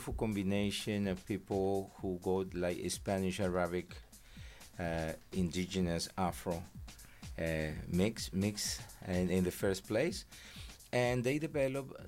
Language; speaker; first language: English; non-native, fluent; Spanish